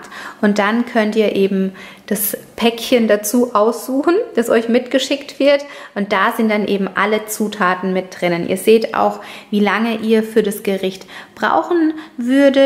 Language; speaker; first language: German; native; German